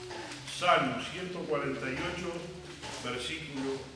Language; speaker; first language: Spanish; native; Spanish